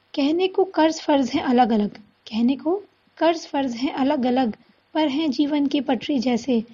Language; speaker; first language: Hindi; native; Hindi